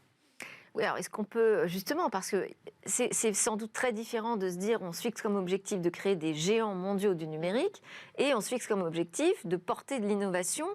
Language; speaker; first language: French; native; French